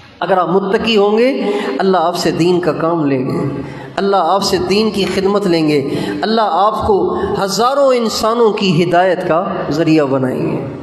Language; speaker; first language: Urdu; non-native, local second language; Sindhi